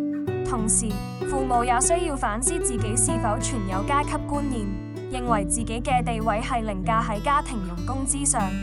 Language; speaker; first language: Cantonese; native; Cantonese